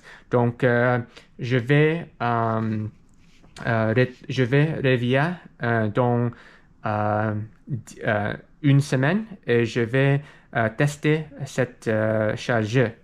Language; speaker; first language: French; non-native, learner; English